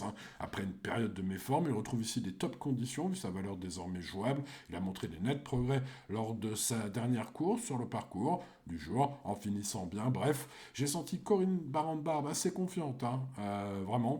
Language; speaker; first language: French; native; French